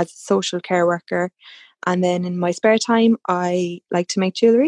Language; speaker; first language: English; native; English